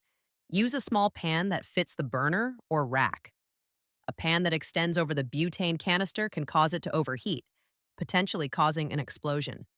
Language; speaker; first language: English; native; English